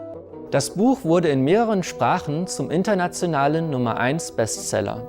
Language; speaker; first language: German; native; German